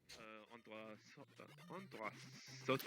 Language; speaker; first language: French; non-native, learner; English